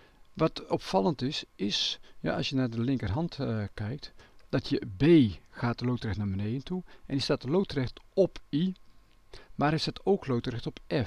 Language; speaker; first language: Dutch; native; Dutch